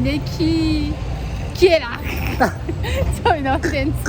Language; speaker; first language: French; non-native, local second language; Malagasy